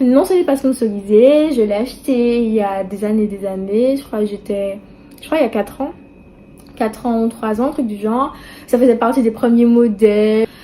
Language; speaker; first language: French; native; French